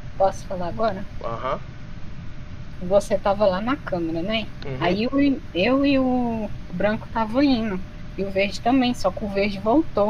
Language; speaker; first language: Portuguese; native; Portuguese